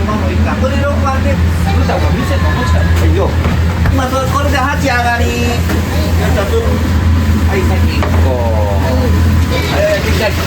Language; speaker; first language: Japanese; native; Japanese